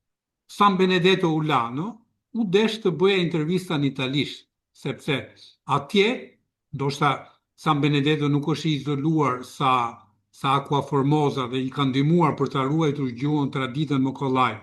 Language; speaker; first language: Albanian; native; Albanian